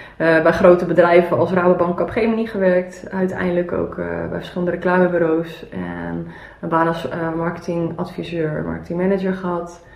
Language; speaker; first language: Dutch; early bilingual, other home language; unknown